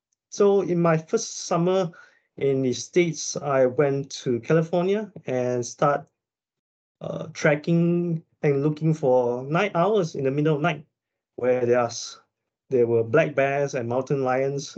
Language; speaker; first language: English; non-native, local second language; Chinese